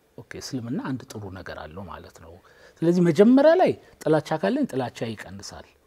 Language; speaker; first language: Amharic; native; Amharic